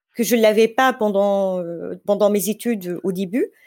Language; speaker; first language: French; non-native, fluent; Arabic